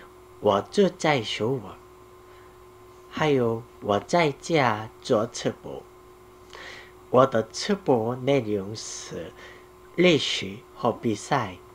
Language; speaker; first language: Chinese; non-native, learner; Korean